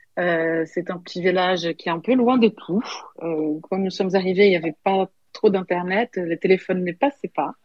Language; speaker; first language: French; non-native, fluent; Portuguese